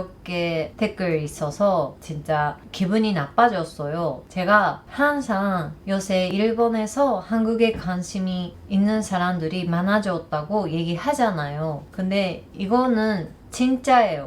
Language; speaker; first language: Korean; non-native, learner; Japanese